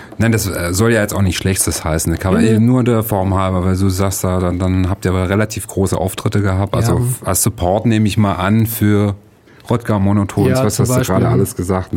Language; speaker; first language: German; native; German